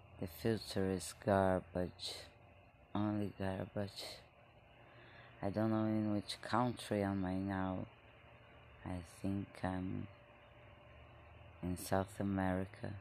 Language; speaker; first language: English; non-native, learner; Spanish